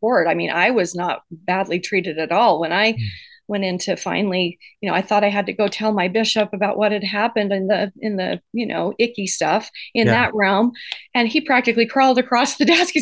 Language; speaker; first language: English; native; English